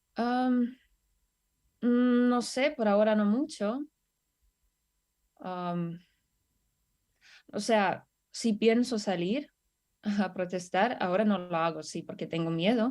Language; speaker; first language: Spanish; non-native, fluent; Russian